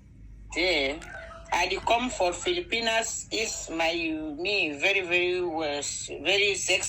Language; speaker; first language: English; non-native, learner; Fang